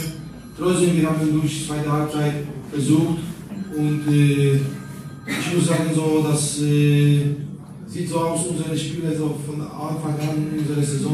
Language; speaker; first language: German; non-native, learner; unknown